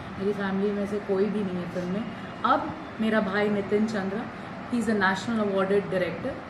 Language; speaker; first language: Hindi; native; Hindi